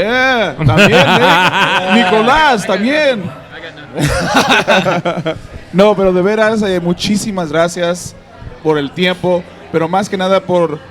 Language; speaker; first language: Spanish; early bilingual, heritage; Spanish